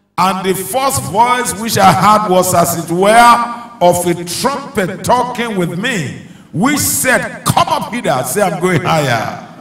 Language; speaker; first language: English; non-native, local second language; Yoruba